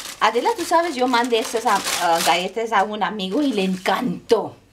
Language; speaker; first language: Spanish; non-native, fluent; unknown